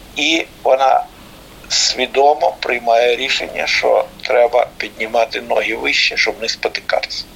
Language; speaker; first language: Ukrainian; native; Ukrainian